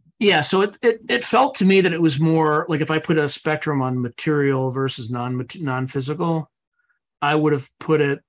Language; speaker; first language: English; native; English